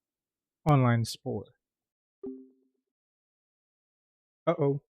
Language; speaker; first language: English; non-native, fluent; Indonesian